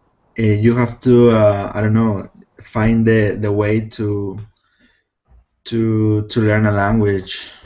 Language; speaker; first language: English; non-native, fluent; Spanish